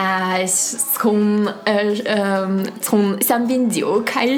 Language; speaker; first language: Chinese; non-native, fluent; Russian